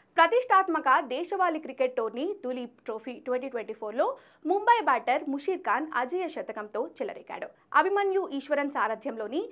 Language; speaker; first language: Telugu; native; Telugu